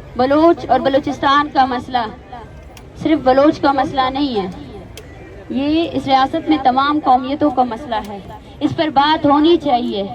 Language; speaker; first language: Urdu; non-native, local second language; Baluchi